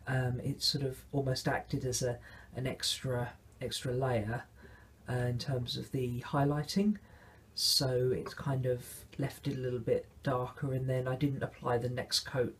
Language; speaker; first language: English; native; English